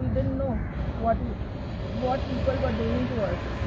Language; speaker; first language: English; non-native, local second language; Hindi